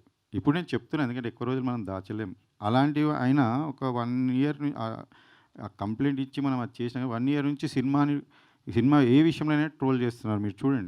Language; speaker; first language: Telugu; native; Telugu